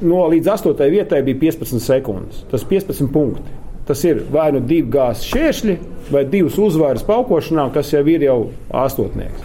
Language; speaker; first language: Latvian; native; Latvian